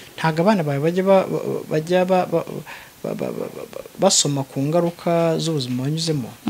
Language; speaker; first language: Kinyarwanda; native; Kinyarwanda